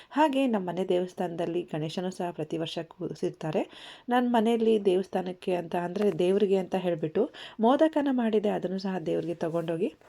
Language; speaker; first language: Kannada; native; Kannada